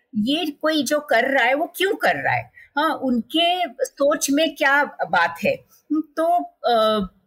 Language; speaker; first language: Hindi; non-native, local second language; Marathi